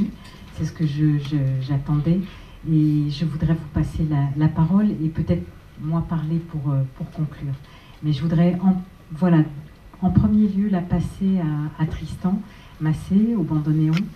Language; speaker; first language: French; native; French